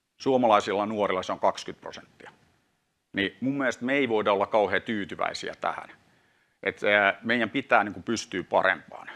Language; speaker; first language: Finnish; non-native, local second language; Swedish